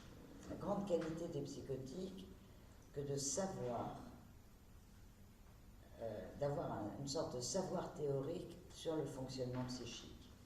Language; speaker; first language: French; native; French